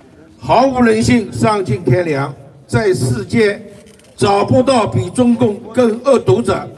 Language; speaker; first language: Chinese; native; Chinese